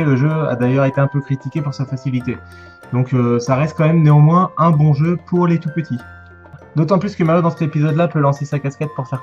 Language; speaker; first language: French; native; French